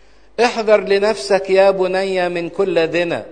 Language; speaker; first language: Arabic; native; Arabic